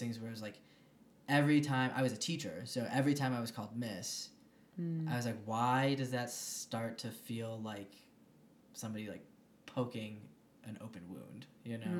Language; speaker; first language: English; native; English